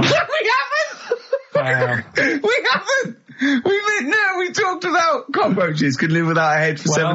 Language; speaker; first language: English; native; English